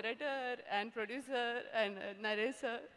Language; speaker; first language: Telugu; non-native, learner; Malayalam